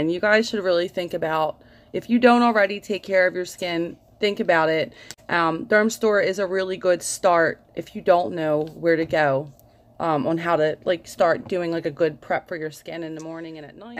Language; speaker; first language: English; native; English